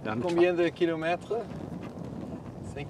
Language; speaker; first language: French; non-native, learner; Dutch